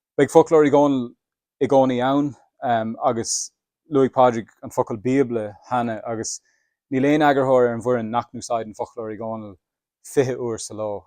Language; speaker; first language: Irish; native; Irish